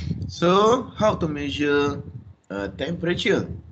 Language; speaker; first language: English; non-native, local second language; Malay